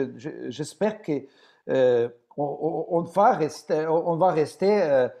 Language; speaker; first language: French; non-native, fluent; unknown